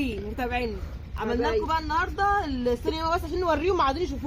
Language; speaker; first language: Arabic; native; Arabic